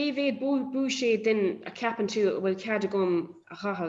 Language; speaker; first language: Irish; non-native, local second language; English